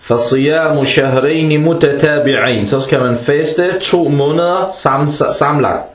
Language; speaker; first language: Danish; early bilingual, other home language; Arabic